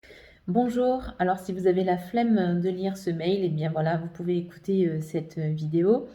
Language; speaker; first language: French; native; French